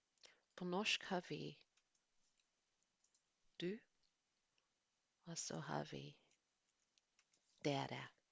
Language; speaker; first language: Norwegian; non-native, fluent; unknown